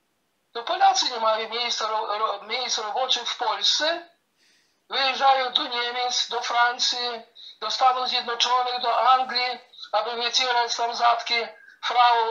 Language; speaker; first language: Polish; early bilingual, heritage; Polish